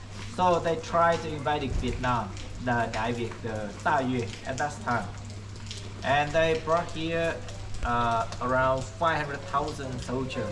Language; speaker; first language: English; non-native, fluent; Vietnamese